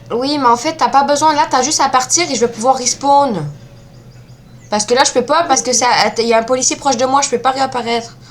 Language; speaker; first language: French; native; French